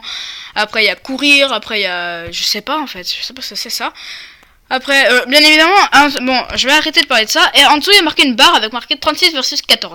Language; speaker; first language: French; native; French